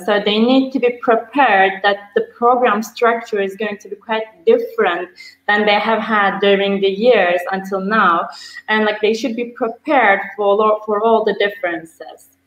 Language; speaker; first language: English; non-native, fluent; Turkish